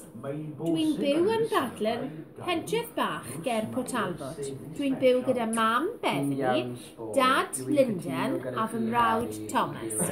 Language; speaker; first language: Welsh; non-native, local second language; English